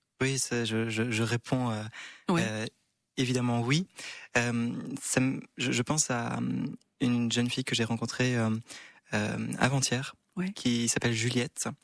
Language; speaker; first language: French; native; French